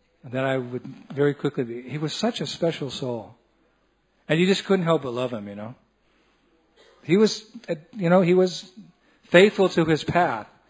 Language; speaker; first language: English; native; English